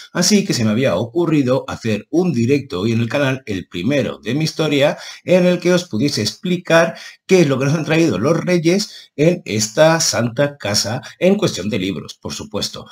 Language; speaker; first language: Spanish; native; Spanish